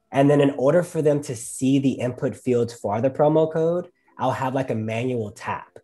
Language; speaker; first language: English; native; English